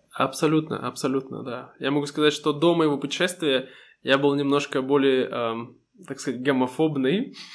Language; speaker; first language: Russian; native; Russian